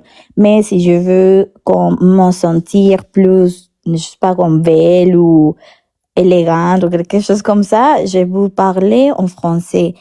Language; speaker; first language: French; non-native, learner; Spanish